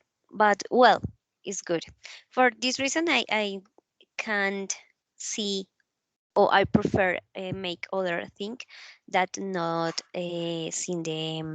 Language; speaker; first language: English; non-native, learner; Spanish